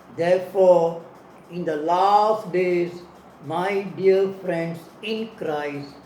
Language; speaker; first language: English; non-native, local second language; Tamil